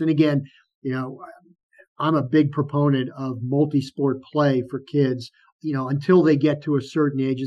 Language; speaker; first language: English; native; English